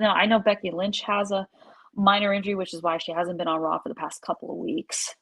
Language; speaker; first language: English; native; English